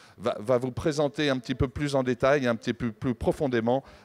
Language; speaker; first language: French; native; French